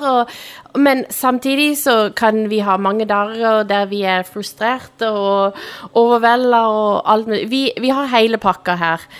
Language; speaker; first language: Norwegian; non-native, fluent; English